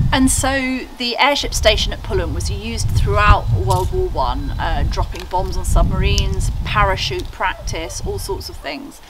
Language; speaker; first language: English; native; English